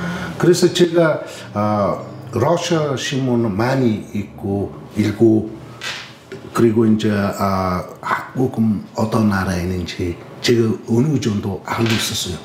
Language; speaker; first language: Korean; non-native, fluent; Mongolian